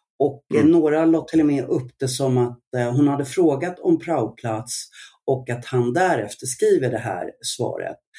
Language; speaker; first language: Swedish; early bilingual, other home language; Arabic